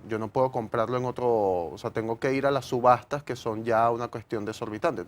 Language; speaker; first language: Spanish; native; Spanish